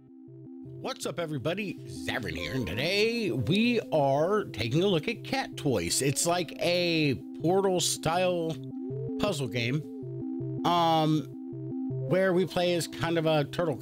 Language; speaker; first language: English; native; English